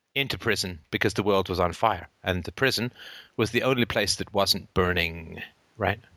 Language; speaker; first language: English; native; English